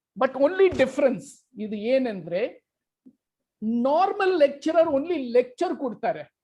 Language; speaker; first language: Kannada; non-native, local second language; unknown